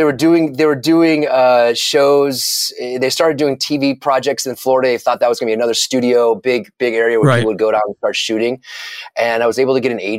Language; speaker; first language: English; native; English